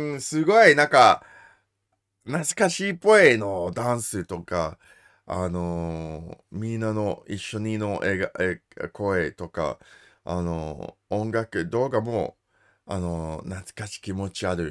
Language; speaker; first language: Japanese; non-native, learner; English